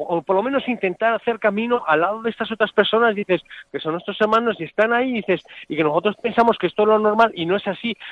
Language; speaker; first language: Spanish; native; Spanish